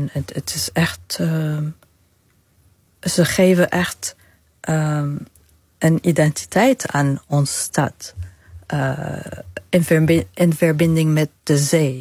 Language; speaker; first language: Dutch; non-native, fluent; Arabic